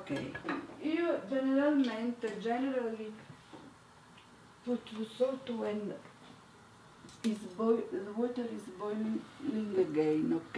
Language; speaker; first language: English; non-native, learner; Italian